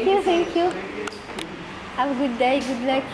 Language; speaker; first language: English; non-native, learner; French